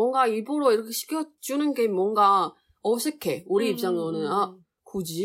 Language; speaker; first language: Korean; non-native, learner; Chinese